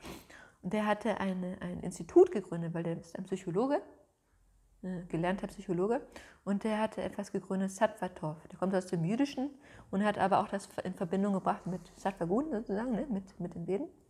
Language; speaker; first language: German; native; German